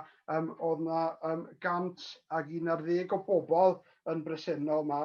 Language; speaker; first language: Welsh; native; Welsh